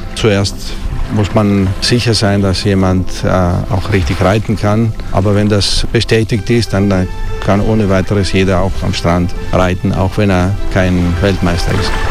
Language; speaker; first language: German; non-native, fluent; Italian